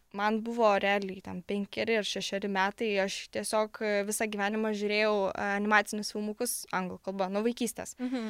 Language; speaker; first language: Lithuanian; non-native, local second language; Polish